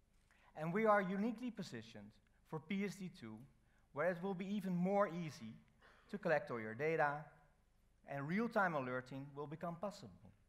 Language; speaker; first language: English; non-native, fluent; Dutch